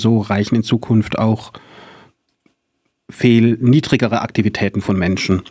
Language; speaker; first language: German; native; German